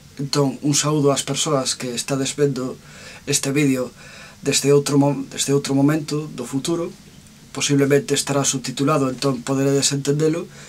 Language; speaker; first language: Galician; non-native, local second language; Spanish